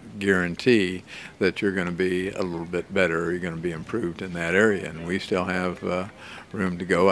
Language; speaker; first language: English; native; English